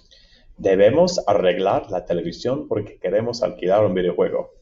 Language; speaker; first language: Spanish; non-native, fluent; English